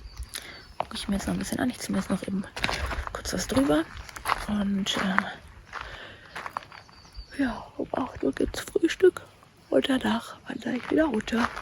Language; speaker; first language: German; native; German